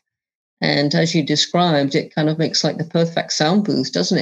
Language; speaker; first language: English; native; English